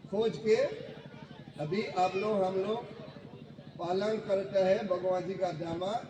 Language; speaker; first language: Hindi; non-native, fluent; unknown